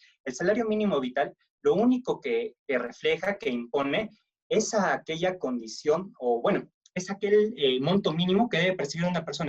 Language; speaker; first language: Spanish; native; Spanish